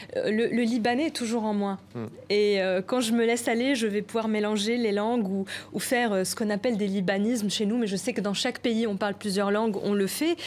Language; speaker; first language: French; non-native, local second language; Arabic